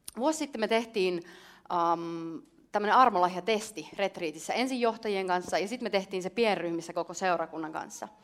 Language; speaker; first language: Finnish; native; Finnish